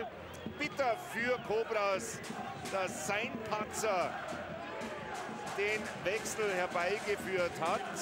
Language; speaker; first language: German; native; German